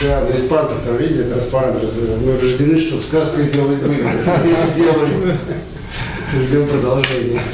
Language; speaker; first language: Russian; native; Russian